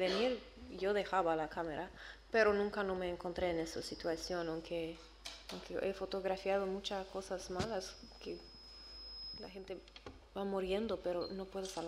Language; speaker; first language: Spanish; non-native, learner; English